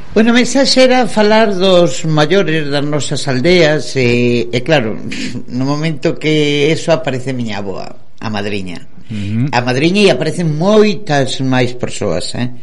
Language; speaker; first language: Galician; native; Galician